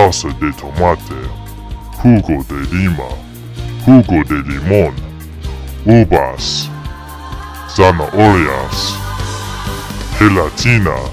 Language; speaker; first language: Spanish; non-native, learner; English